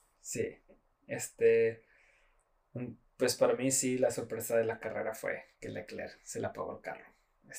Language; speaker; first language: Spanish; native; Spanish